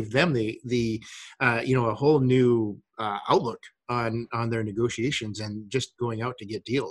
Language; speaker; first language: English; native; English